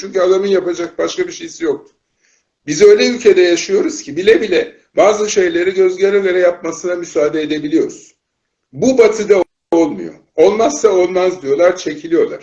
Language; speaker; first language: Turkish; native; Turkish